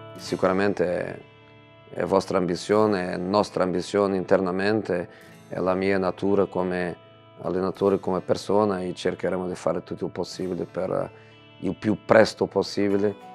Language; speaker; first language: Italian; non-native, fluent; Portuguese